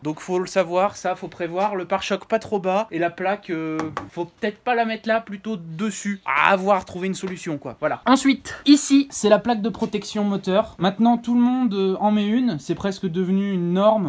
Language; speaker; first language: French; native; French